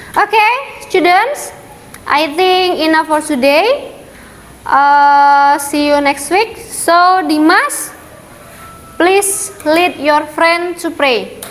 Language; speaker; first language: English; non-native, learner; Indonesian